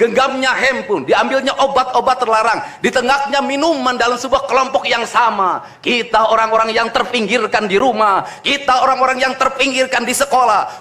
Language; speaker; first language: Indonesian; native; Indonesian